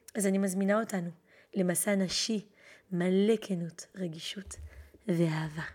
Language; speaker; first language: Hebrew; early bilingual, other home language; French